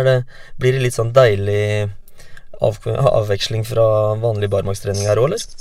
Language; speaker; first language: Norwegian; native; Norwegian